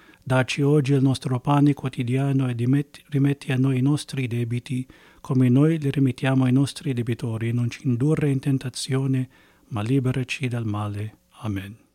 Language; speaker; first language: Italian; non-native, fluent; English